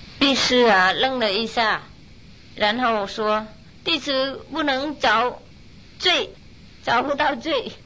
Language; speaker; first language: Chinese; non-native, fluent; Vietnamese